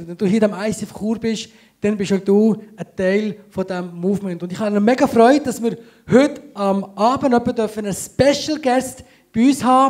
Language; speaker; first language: German; native; German